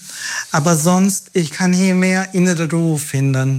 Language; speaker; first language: German; non-native, learner; Turkish